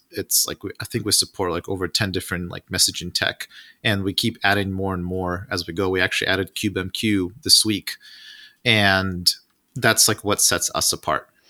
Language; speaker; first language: English; non-native, fluent; Russian